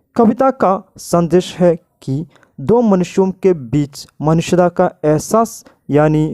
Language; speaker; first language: Hindi; non-native, local second language; Malayalam